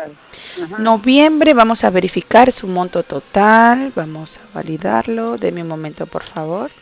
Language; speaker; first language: Spanish; native; Spanish